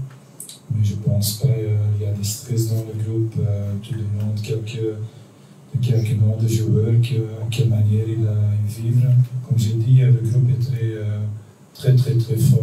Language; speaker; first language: French; non-native, local second language; Dutch